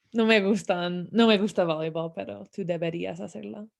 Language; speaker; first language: Spanish; non-native, fluent; English